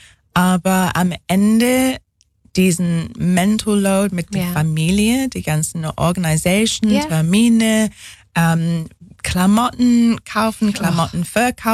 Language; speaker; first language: German; non-native, fluent; English